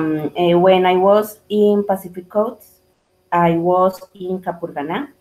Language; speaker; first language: English; non-native, learner; Spanish